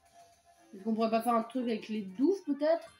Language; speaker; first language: French; native; French